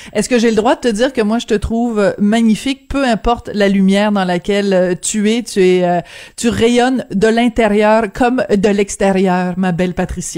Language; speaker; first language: French; native; French